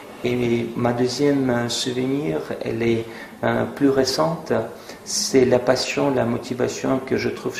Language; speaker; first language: French; non-native, fluent; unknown